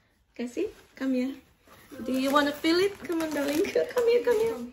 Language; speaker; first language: English; non-native, fluent; Indonesian